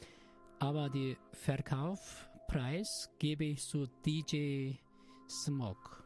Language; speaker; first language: German; non-native, learner; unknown